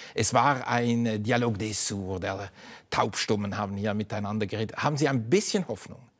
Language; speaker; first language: German; native; German